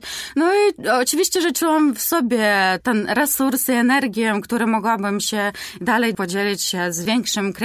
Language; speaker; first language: Polish; non-native, learner; Ukrainian